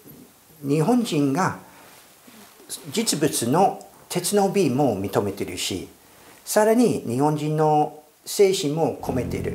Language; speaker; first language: Japanese; non-native, fluent; English